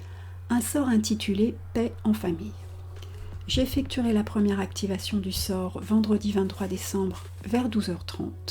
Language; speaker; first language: French; native; French